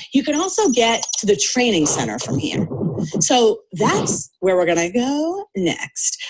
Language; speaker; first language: English; native; English